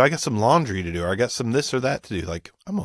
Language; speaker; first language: English; native; English